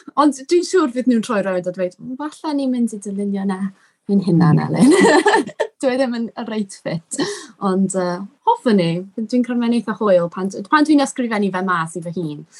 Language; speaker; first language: Welsh; non-native, local second language; English